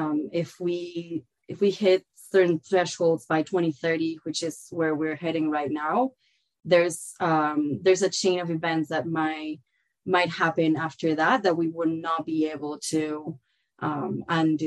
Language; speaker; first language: English; non-native, fluent; Spanish